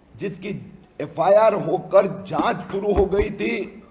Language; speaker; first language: Hindi; non-native, local second language; Gujarati